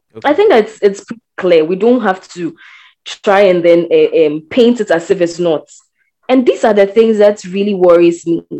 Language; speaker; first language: English; non-native, local second language; Akan